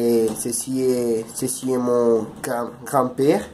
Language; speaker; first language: French; non-native, learner; Spanish